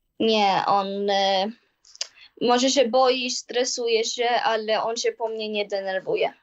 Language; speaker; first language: Polish; early bilingual, heritage; Polish